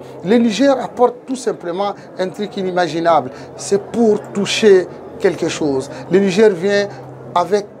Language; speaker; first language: French; non-native, local second language; Tamasheq